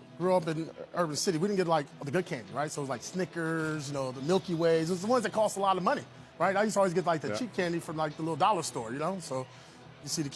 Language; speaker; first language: English; native; English